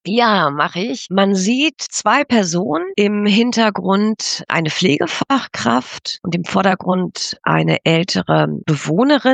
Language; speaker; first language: German; native; German